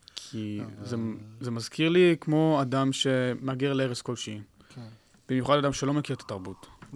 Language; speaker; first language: Hebrew; native; Hebrew